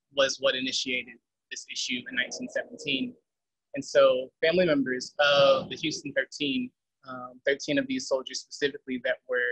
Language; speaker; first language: English; native; English